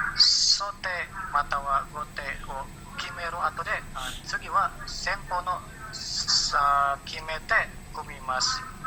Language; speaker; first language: Japanese; non-native, learner; Indonesian